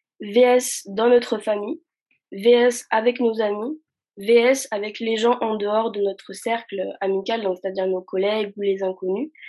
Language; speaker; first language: French; early bilingual, other home language; Arabic